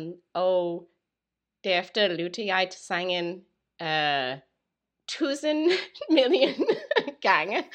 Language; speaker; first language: Danish; non-native, learner; English